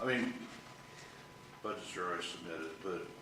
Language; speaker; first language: English; native; English